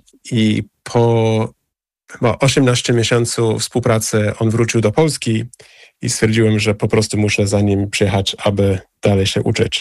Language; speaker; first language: Polish; non-native, fluent; English